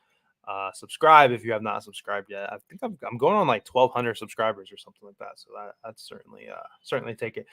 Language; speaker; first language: English; native; English